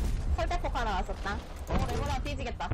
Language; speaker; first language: Korean; native; Korean